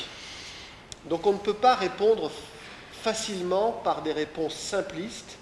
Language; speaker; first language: French; native; French